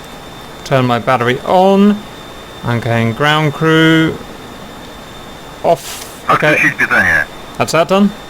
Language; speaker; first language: English; native; English